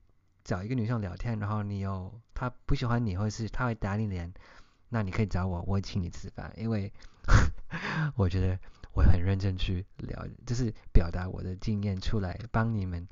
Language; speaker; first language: Chinese; early bilingual, heritage; English